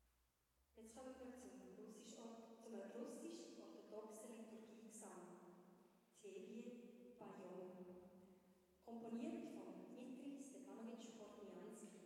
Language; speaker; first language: German; native; German